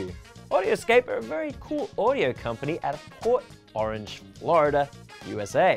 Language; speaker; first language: English; native; English